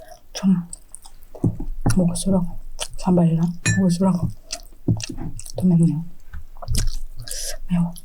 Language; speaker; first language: Korean; non-native, fluent; Indonesian